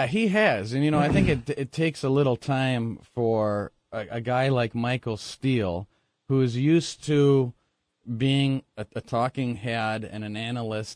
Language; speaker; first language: English; native; English